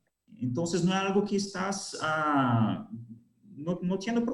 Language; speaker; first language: Spanish; non-native, learner; Portuguese